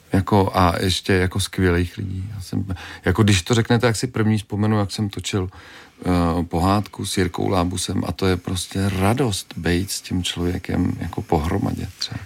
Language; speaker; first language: Czech; native; Czech